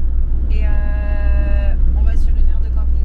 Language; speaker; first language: French; native; French